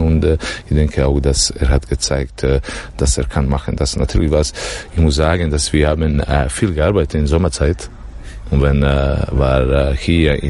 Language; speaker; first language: German; non-native, learner; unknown